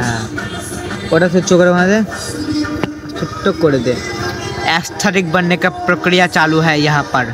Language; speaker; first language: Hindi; non-native, local second language; Bangla